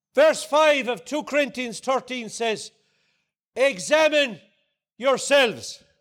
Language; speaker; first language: English; native; English